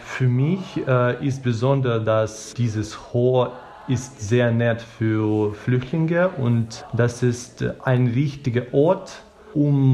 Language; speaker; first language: German; non-native, learner; Ukrainian